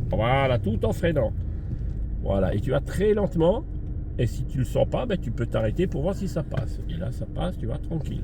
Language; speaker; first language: French; native; French